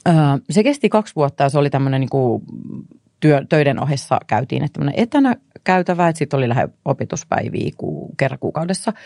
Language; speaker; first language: Finnish; native; Finnish